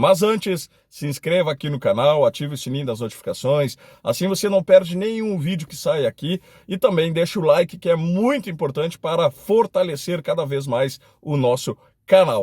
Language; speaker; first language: Portuguese; native; Portuguese